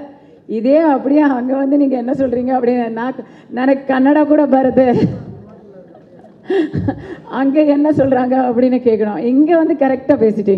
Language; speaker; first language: Tamil; native; Tamil